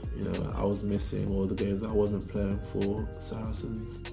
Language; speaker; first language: English; native; English